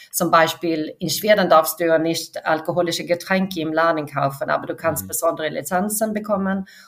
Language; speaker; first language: German; non-native, fluent; Swedish